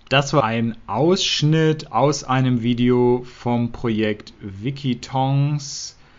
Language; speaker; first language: German; native; German